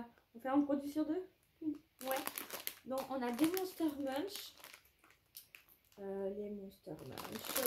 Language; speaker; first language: French; native; French